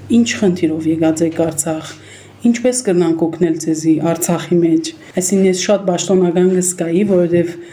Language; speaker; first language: Armenian; early bilingual, heritage; Armenian